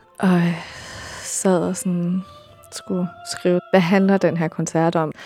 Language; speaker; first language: Danish; early bilingual, heritage; Danish